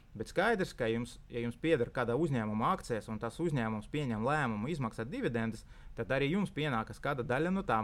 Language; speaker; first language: Latvian; non-native, local second language; Russian